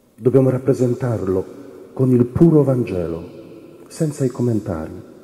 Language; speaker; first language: Italian; non-native, fluent; Polish